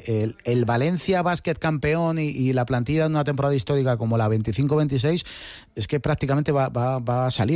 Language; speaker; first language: Spanish; native; Spanish